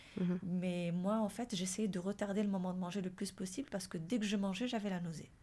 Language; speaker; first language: French; non-native, local second language; Arabic